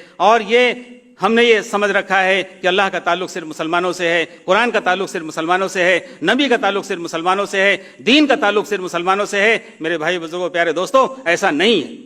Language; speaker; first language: Urdu; native; Urdu